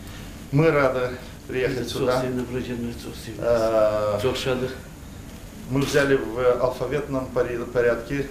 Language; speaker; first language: Russian; non-native, local second language; Romanian